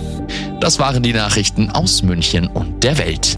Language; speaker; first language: German; native; German